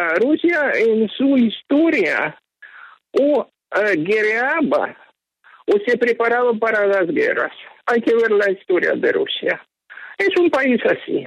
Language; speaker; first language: Spanish; non-native, fluent; Ukrainian